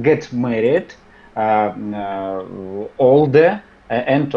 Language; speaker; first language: English; non-native, learner; Russian